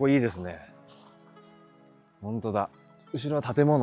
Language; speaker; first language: Japanese; native; Japanese